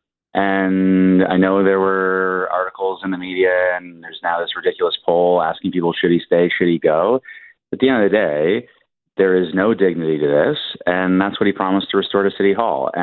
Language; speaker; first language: English; native; English